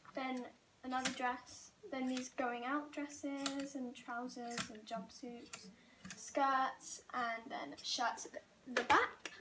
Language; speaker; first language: English; native; English